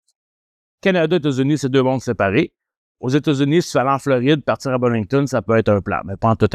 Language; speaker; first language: French; native; French